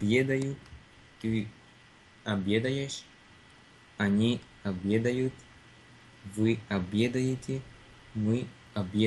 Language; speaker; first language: Russian; non-native, learner; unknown